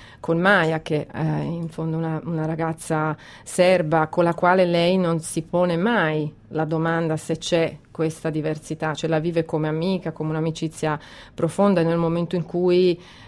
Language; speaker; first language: Italian; non-native, fluent; Croatian